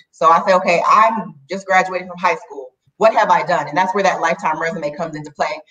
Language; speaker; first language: English; native; English